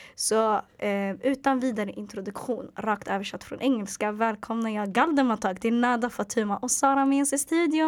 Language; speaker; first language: Swedish; early bilingual, other home language; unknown